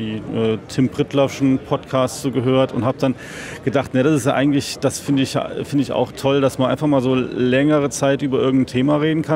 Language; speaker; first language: German; native; German